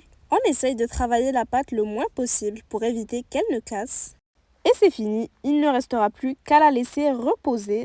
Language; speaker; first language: French; native; French